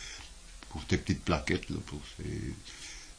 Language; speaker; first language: French; native; French